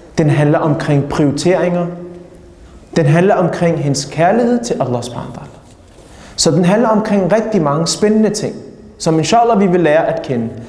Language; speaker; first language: Danish; early bilingual, other home language; Urdu